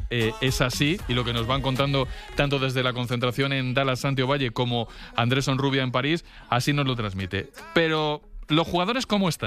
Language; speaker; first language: Spanish; native; Spanish